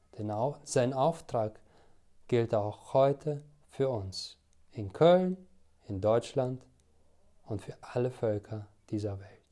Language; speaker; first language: German; non-native, fluent; Albanian